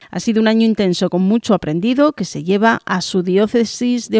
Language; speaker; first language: Spanish; native; Spanish